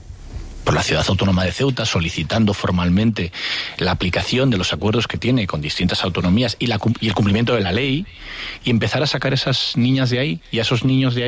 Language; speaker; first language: Spanish; native; Spanish